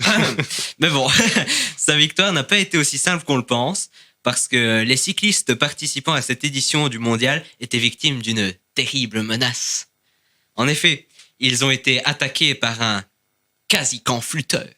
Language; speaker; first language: French; native; French